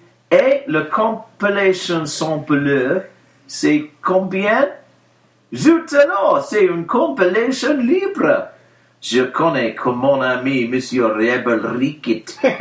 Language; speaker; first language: French; non-native, learner; English